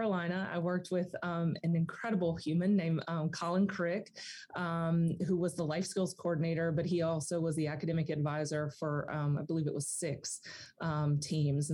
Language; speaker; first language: English; native; English